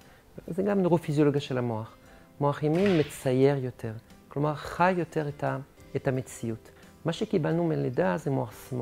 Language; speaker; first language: Hebrew; non-native, fluent; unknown